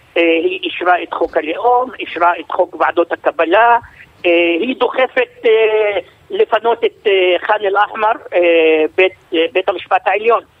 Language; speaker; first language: Hebrew; non-native, local second language; Arabic